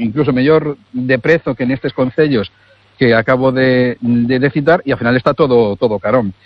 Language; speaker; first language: Galician; non-native, local second language; Spanish